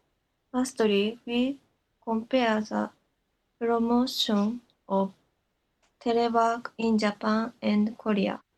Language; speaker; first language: English; non-native, learner; Japanese